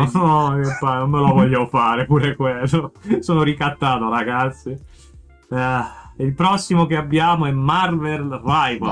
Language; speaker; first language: Italian; native; Italian